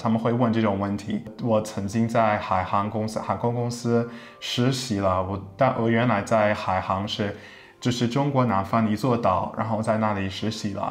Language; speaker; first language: Chinese; non-native, fluent; English